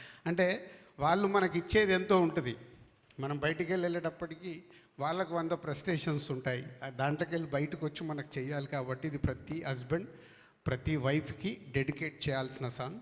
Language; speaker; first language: Telugu; native; Telugu